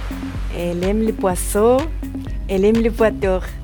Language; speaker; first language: French; non-native, learner; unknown